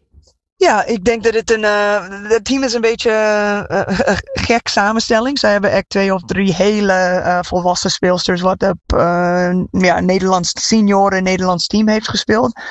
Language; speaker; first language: Dutch; non-native, fluent; English